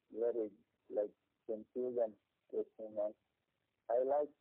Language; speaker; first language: English; non-native, learner; Persian